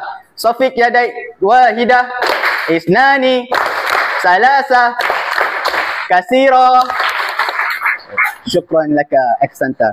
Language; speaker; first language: Arabic; non-native, learner; Malay